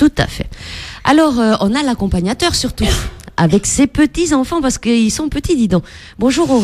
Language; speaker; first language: French; native; French